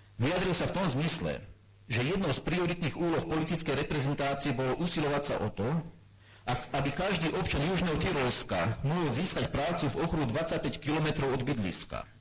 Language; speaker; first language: Slovak; non-native, local second language; German